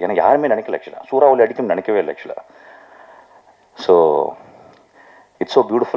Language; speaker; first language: Tamil; native; Tamil